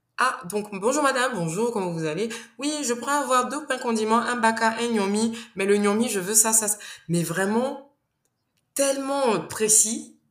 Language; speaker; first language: French; non-native, local second language; Bambara